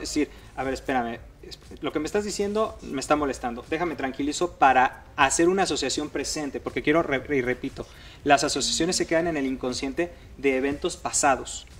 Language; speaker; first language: Spanish; native; Spanish